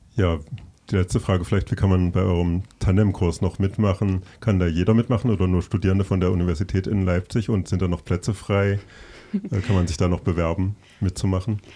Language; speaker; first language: German; native; German